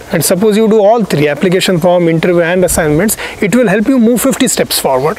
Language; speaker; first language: English; non-native, local second language; Marathi